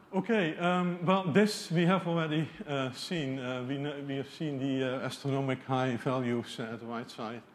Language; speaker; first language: English; non-native, fluent; Dutch